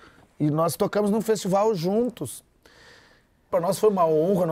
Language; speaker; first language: Portuguese; native; Portuguese